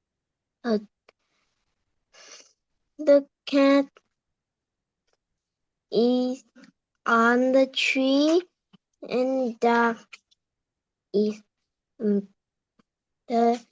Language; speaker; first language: English; non-native, learner; Vietnamese